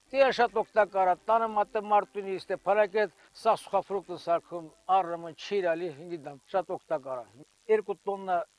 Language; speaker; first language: Armenian; native; Armenian